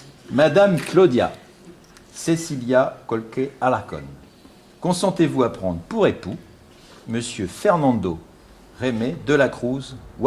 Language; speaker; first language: French; native; French